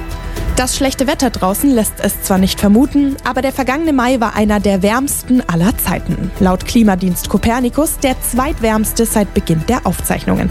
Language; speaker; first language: German; native; German